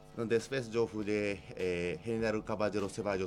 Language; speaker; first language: Spanish; non-native, learner; Japanese